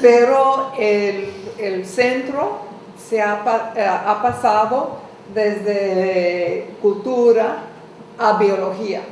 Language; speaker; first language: Spanish; non-native, fluent; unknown